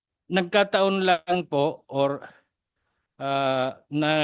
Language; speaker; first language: Filipino; native; Filipino